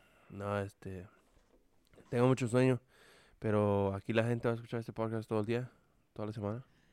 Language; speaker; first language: Spanish; early bilingual, heritage; Spanish